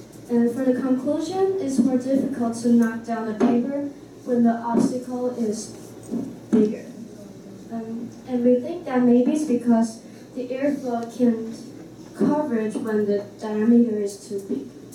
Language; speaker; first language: English; non-native, learner; Chinese